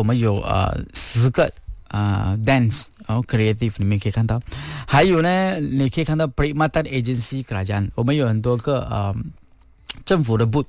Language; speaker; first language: Chinese; non-native, local second language; Tamil